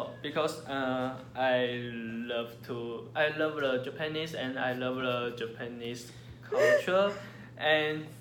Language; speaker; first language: English; non-native, learner; Chinese